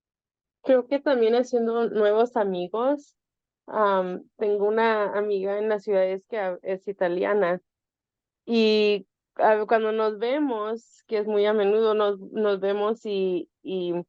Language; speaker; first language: Spanish; early bilingual, heritage; Spanish